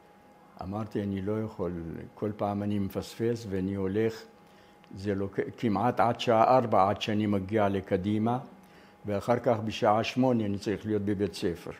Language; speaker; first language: Hebrew; non-native, fluent; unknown